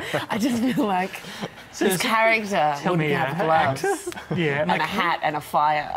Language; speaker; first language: English; native; English